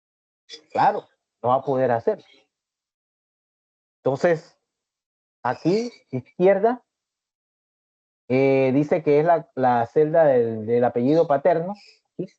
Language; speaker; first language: Spanish; native; Spanish